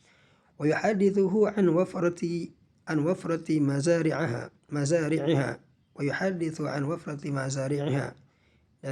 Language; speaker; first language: Arabic; non-native, fluent; Indonesian